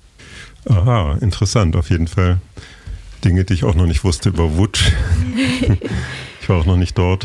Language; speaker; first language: German; native; German